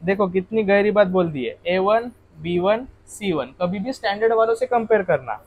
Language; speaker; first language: Hindi; non-native, local second language; Marathi